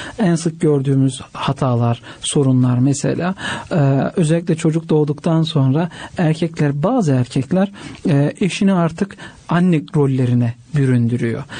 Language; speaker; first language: Turkish; native; Turkish